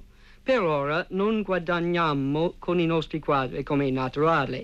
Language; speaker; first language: Italian; non-native, fluent; English